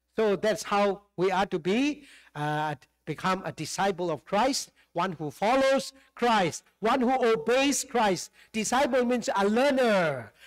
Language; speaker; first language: English; non-native, fluent; Burmese